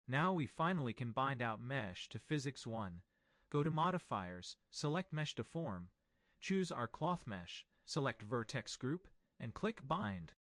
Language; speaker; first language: English; non-native, fluent; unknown